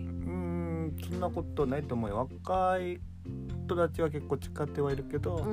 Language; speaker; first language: Japanese; non-native, fluent; Korean